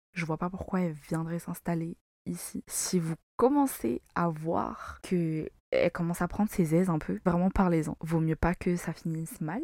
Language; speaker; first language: French; non-native, local second language; Malagasy